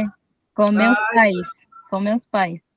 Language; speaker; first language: Portuguese; non-native, fluent; Spanish